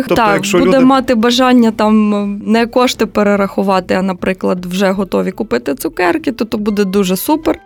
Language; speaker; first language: Ukrainian; native; Ukrainian